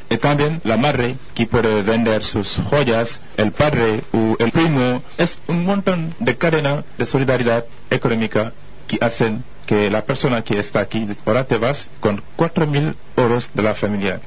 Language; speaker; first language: Spanish; non-native, fluent; Wolof